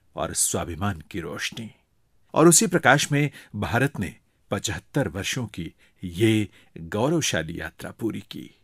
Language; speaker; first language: Hindi; native; Hindi